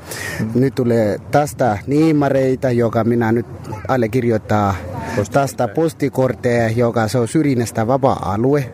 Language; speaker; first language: Finnish; non-native, fluent; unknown